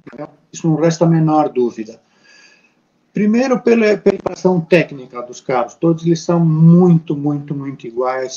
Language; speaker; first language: Portuguese; native; Portuguese